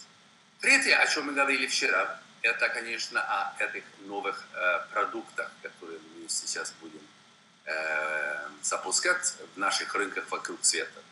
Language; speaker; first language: Russian; non-native, fluent; Swedish